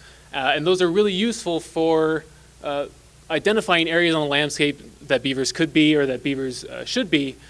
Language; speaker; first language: English; native; English